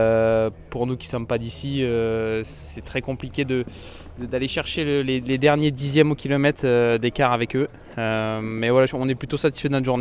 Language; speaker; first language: French; native; French